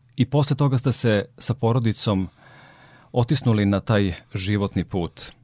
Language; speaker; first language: Serbian; native; Serbian